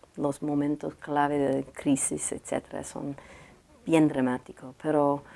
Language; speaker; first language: Spanish; non-native, learner; English